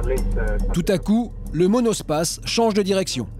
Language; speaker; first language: French; native; French